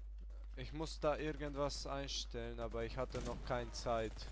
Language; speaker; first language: German; early bilingual, other home language; Hungarian